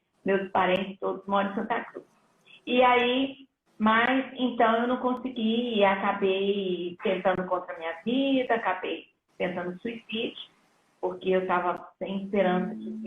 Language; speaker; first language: Portuguese; native; Portuguese